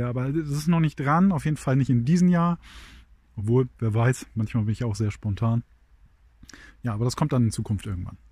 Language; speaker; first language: German; native; German